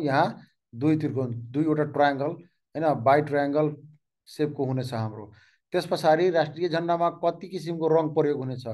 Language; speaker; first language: Nepali; non-native, local second language; Maithili